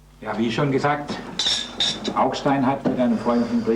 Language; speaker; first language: German; native; German